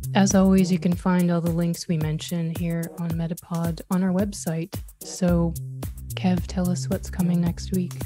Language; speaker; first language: English; native; English